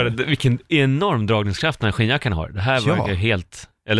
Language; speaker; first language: Swedish; native; Swedish